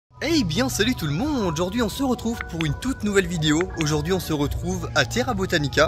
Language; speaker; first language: French; native; French